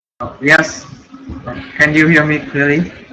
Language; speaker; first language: English; non-native, learner; Vietnamese